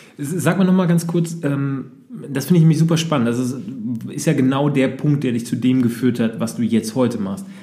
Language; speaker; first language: German; native; German